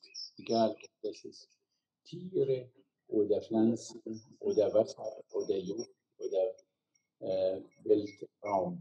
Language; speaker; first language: German; non-native, fluent; Arabic